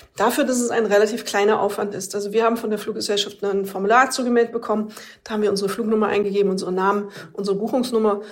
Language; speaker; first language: German; native; German